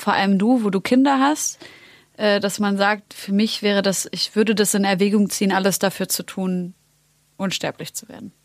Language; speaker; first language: German; native; German